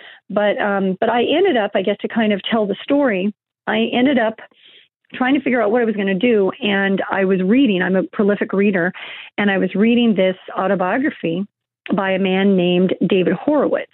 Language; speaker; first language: English; native; English